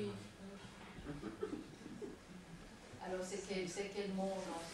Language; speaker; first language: French; non-native, fluent; Japanese